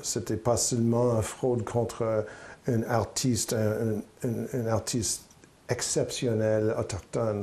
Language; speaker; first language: French; non-native, local second language; English